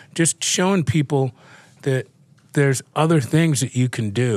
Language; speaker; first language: English; native; English